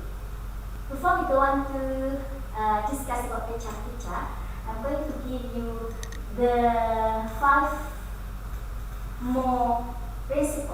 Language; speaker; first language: English; non-native, fluent; Indonesian